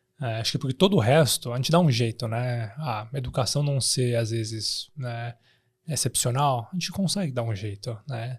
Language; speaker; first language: Portuguese; early bilingual, other home language; Chinese